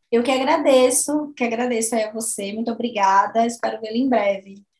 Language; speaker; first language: Portuguese; native; Portuguese